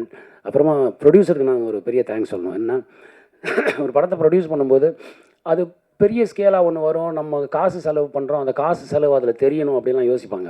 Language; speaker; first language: Tamil; native; Tamil